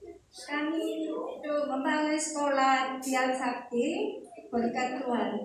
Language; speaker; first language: Indonesian; non-native, learner; Korean